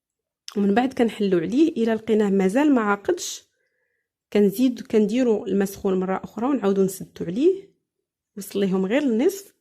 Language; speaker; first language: Arabic; native; Arabic